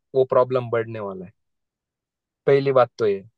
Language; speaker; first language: Hindi; non-native, local second language; Marathi